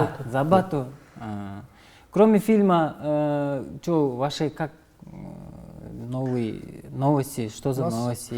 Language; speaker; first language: Russian; non-native, local second language; Kyrgyz